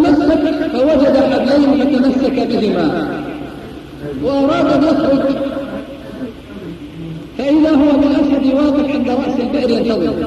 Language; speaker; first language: Arabic; native; Arabic